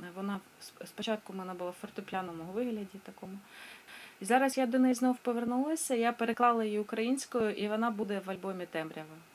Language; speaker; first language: Ukrainian; non-native, local second language; Russian